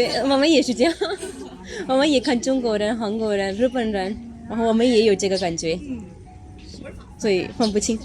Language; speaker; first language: Chinese; non-native, fluent; Urdu